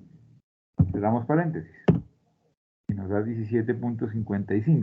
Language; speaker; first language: Spanish; native; Spanish